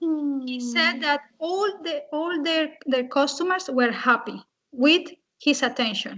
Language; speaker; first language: English; non-native, fluent; Spanish